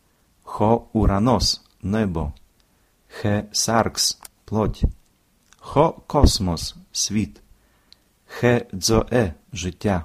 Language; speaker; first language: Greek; non-native, fluent; Ukrainian